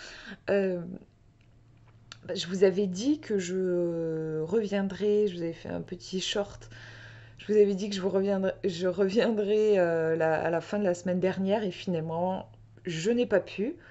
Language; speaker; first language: French; native; French